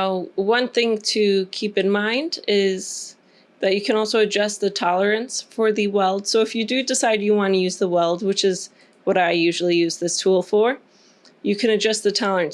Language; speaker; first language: English; native; English